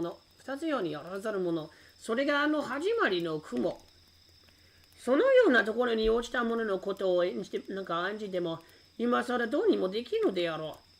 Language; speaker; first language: Japanese; native; Japanese